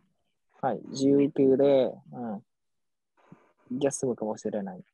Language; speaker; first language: Japanese; non-native, learner; Vietnamese